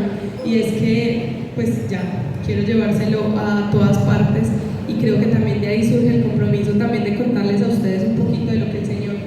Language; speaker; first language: Spanish; native; Spanish